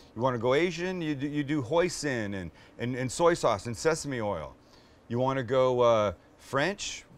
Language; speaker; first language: English; native; English